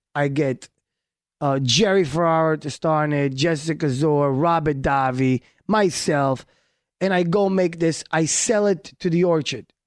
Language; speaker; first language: English; early bilingual, other home language; Hebrew